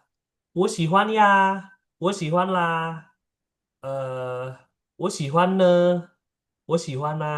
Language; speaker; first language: Chinese; non-native, fluent; Indonesian